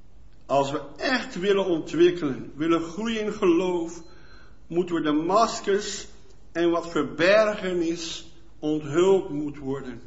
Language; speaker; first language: Dutch; non-native, fluent; Portuguese